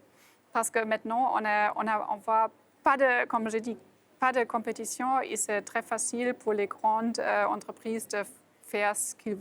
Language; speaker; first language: French; non-native, fluent; German